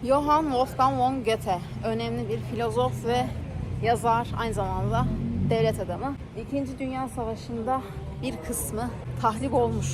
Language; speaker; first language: Turkish; native; Turkish